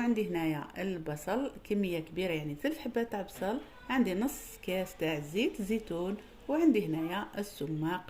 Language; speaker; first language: Arabic; native; Arabic